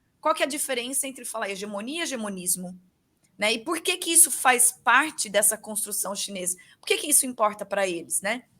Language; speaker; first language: Portuguese; native; Portuguese